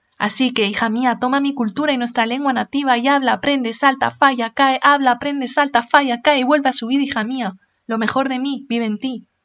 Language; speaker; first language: Spanish; early bilingual, other home language; Chinese